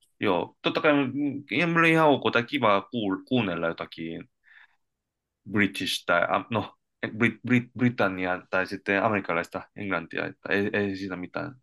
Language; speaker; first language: Finnish; non-native, fluent; Korean